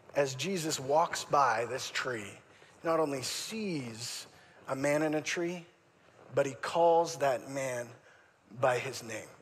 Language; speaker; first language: English; native; English